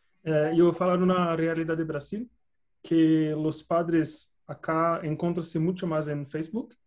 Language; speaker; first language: Spanish; non-native, learner; Portuguese